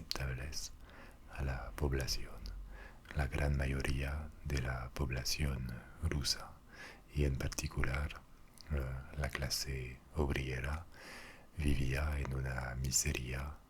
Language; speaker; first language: Spanish; non-native, fluent; French